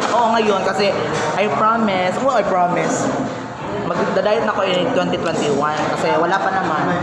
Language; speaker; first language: Filipino; non-native, local second language; Cebuano